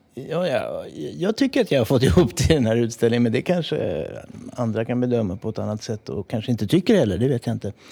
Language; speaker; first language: Swedish; native; Swedish